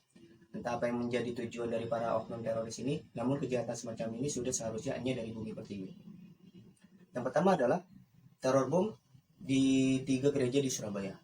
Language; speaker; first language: Indonesian; native; Indonesian